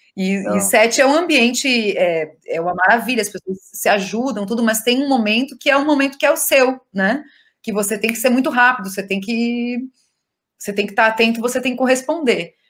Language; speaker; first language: Portuguese; native; Portuguese